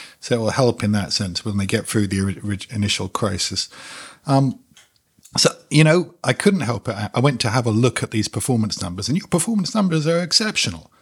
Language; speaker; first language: English; native; English